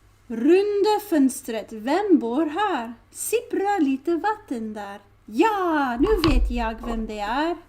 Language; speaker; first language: Swedish; non-native, learner; English